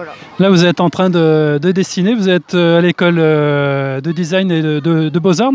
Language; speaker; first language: French; native; French